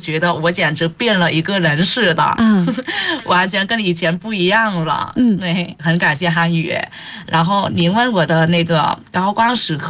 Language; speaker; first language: Chinese; non-native, fluent; Vietnamese